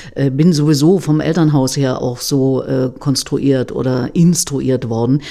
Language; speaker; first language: German; native; German